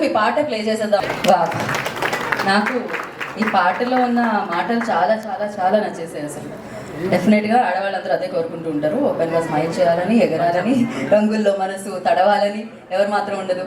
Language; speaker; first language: Telugu; native; Telugu